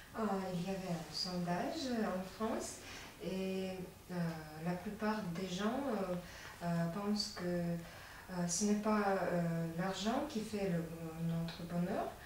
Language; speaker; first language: French; non-native, learner; Latvian